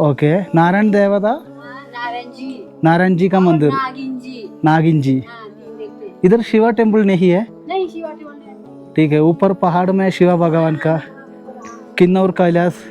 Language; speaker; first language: Hindi; non-native, local second language; Malayalam